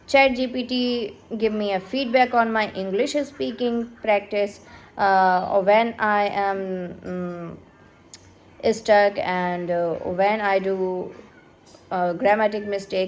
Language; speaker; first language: English; non-native, learner; Hindi